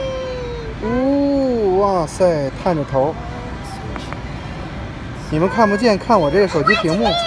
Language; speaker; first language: Chinese; native; Chinese